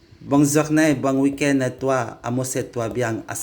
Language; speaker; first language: French; non-native, learner; Indonesian